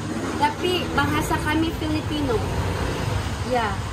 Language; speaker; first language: Indonesian; non-native, learner; Cebuano